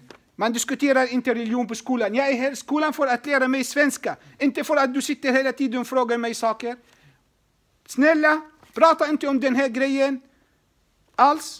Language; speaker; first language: Swedish; non-native, fluent; Arabic